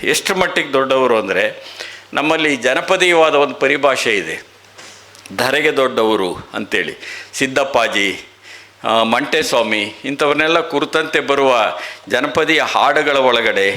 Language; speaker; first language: Kannada; native; Kannada